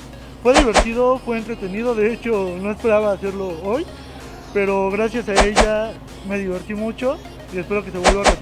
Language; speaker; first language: Spanish; native; Spanish